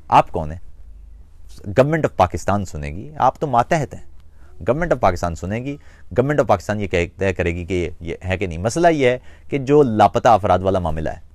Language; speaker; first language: Urdu; non-native, local second language; Punjabi